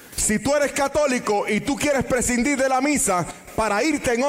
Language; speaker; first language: Spanish; native; Spanish